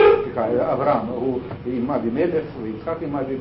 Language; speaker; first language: Hebrew; non-native, fluent; Russian